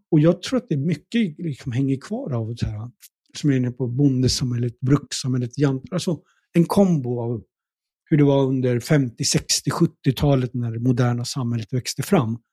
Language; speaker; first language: Swedish; early bilingual, other home language; Punjabi